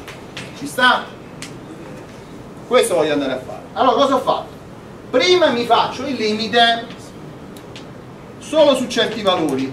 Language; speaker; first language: Italian; native; Italian